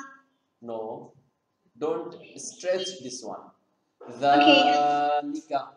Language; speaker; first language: English; non-native, fluent; Bangla